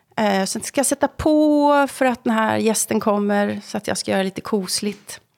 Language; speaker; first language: Swedish; native; Swedish